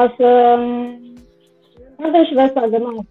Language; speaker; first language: German; non-native, fluent; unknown